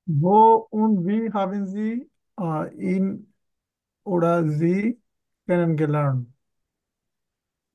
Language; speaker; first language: German; non-native, learner; Bangla